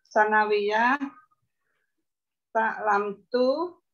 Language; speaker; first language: Arabic; non-native, learner; Indonesian